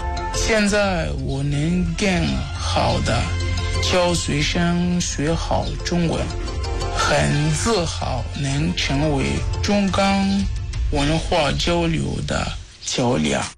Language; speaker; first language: Chinese; non-native, fluent; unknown